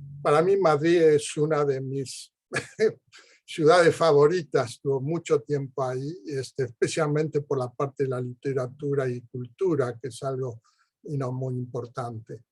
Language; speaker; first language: Spanish; early bilingual, heritage; Spanish